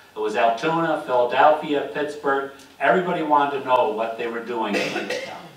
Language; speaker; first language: English; native; English